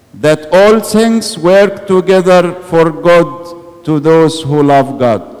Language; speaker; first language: English; non-native, fluent; Arabic